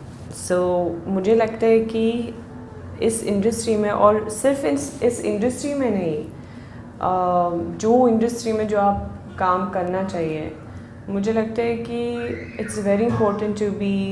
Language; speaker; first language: Hindi; non-native, learner; Swedish